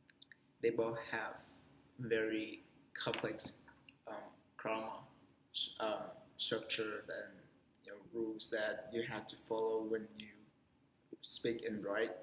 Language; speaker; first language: English; non-native, fluent; Vietnamese